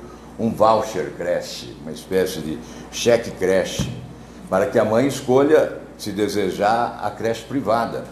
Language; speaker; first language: Portuguese; native; Portuguese